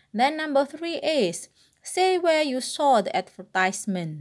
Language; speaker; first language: English; non-native, fluent; Indonesian